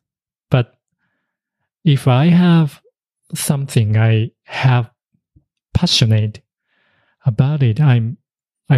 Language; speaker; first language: English; non-native, fluent; Japanese